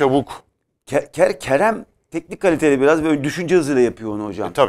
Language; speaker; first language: Turkish; native; Turkish